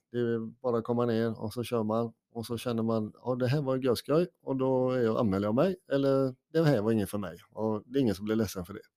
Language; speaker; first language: Swedish; native; Swedish